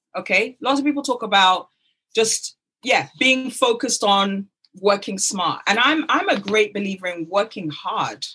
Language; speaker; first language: English; native; English